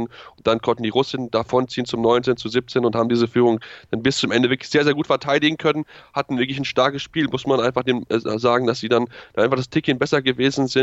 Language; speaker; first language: German; native; German